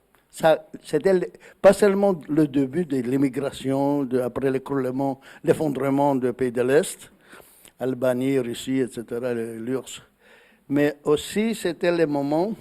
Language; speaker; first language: French; non-native, fluent; Greek